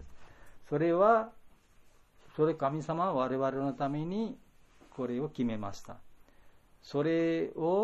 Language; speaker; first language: Japanese; non-native, fluent; Bangla